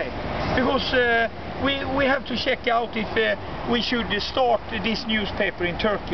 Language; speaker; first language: English; non-native, fluent; Swedish